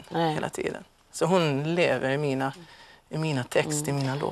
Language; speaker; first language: Swedish; non-native, fluent; Maltese